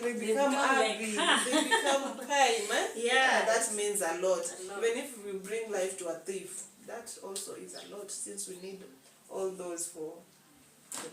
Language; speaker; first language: English; non-native, local second language; Swahili